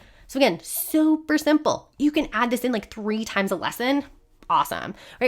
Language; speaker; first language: English; native; English